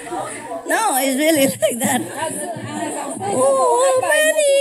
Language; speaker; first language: English; non-native, fluent; Vietnamese